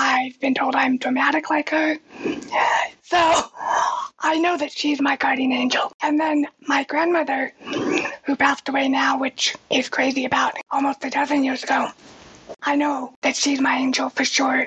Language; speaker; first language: English; native; English